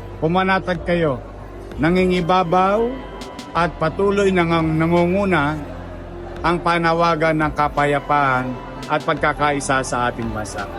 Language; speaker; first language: Filipino; native; Filipino